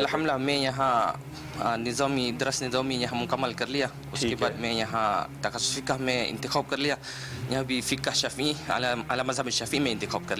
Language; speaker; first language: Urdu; non-native, learner; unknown